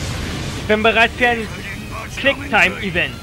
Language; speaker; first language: German; native; German